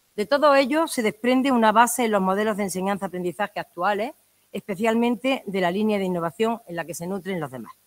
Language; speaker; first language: Spanish; native; Spanish